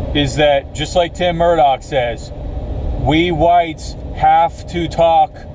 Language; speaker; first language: English; native; English